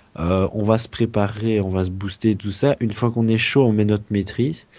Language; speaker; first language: French; native; French